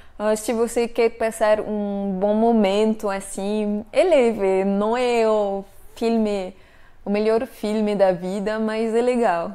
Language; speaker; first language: Portuguese; non-native, fluent; French